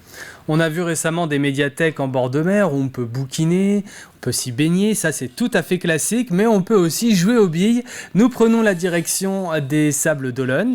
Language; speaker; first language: French; native; French